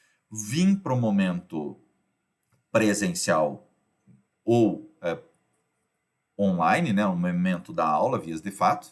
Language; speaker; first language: Portuguese; native; Portuguese